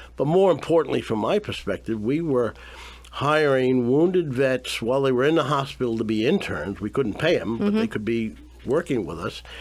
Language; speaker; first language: English; native; English